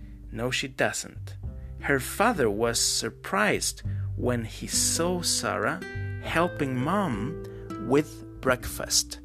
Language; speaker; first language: English; non-native, fluent; Spanish